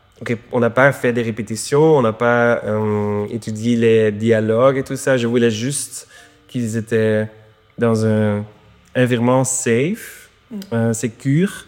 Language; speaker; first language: French; non-native, learner; Dutch